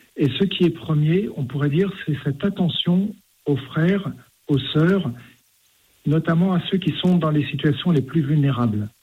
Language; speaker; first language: French; native; French